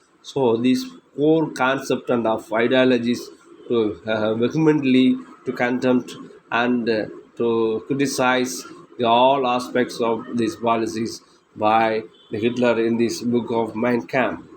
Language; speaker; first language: English; non-native, local second language; Tamil